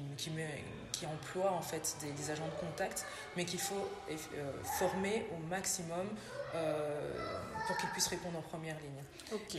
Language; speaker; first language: French; native; French